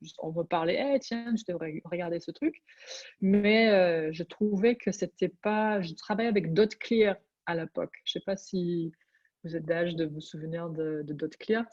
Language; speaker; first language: French; non-native, fluent; English